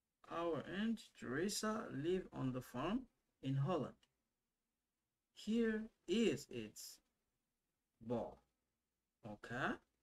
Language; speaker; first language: English; non-native, fluent; Lingala